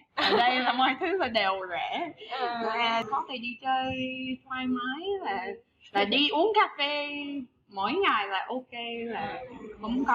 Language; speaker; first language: Vietnamese; non-native, fluent; English